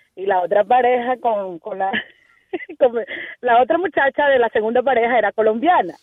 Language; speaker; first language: Spanish; native; Spanish